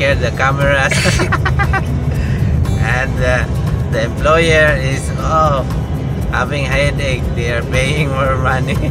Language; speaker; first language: English; non-native, local second language; Cebuano